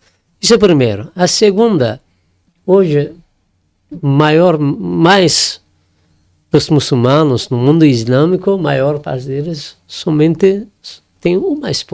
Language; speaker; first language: Portuguese; non-native, learner; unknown